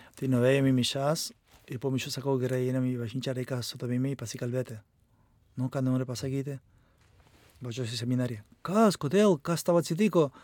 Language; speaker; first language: Lithuanian; non-native, fluent; Spanish